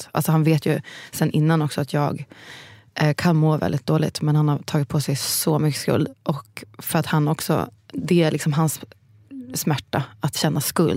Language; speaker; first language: Swedish; native; Swedish